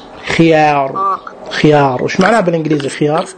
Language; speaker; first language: Arabic; native; Arabic